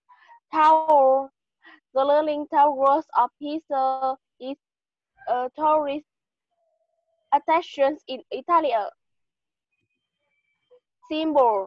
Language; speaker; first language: English; non-native, learner; Vietnamese